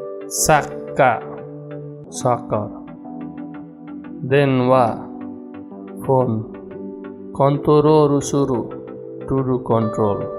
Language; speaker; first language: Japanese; non-native, learner; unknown